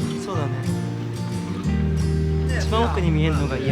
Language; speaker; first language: Japanese; native; Japanese